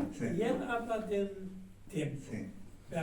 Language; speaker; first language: Spanish; non-native, fluent; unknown